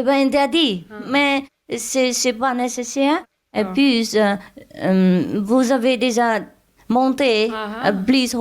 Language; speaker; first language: French; non-native, learner; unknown